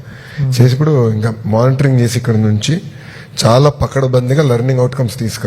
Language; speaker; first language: Telugu; native; Telugu